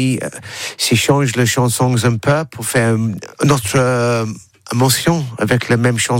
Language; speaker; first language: French; non-native, learner; English